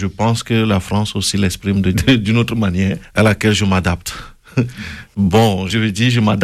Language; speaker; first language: French; non-native, local second language; Ewe